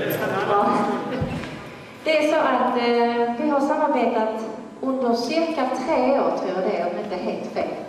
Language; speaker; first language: Swedish; non-native, fluent; Italian